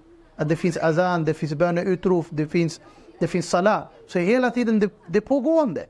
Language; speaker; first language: Swedish; non-native, fluent; Urdu